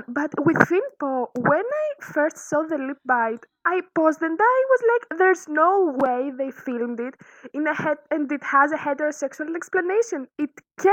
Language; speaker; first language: English; non-native, fluent; Greek